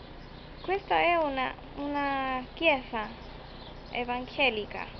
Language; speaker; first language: Italian; non-native, learner; Spanish